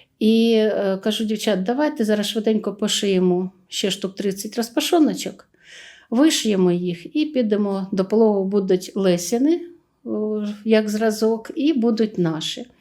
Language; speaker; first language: Ukrainian; native; Ukrainian